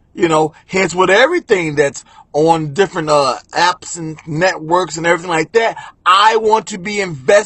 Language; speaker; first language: English; native; English